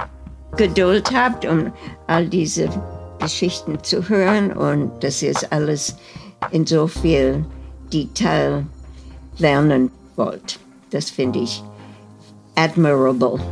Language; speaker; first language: German; early bilingual, heritage; German